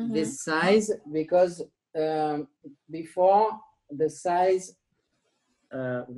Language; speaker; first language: English; non-native, learner; French